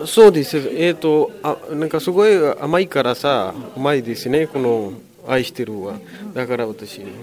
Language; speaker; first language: Japanese; non-native, learner; Urdu